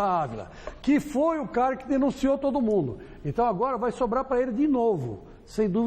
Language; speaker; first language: Portuguese; native; Portuguese